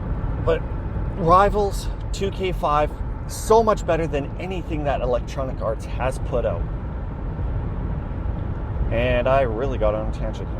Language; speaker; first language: English; native; English